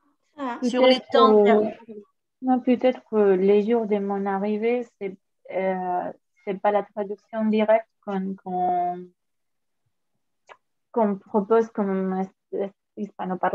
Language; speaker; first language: French; non-native, fluent; Spanish